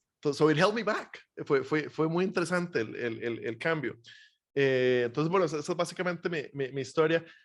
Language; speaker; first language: Spanish; native; Spanish